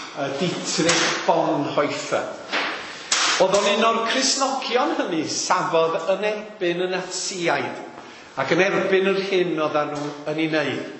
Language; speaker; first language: Welsh; native; Welsh